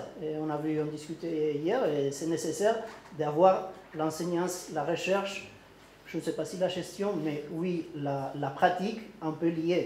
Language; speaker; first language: French; non-native, learner; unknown